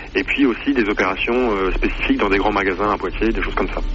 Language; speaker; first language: French; native; French